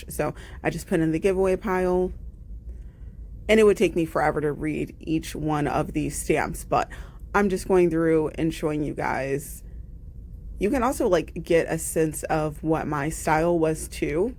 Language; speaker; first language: English; native; English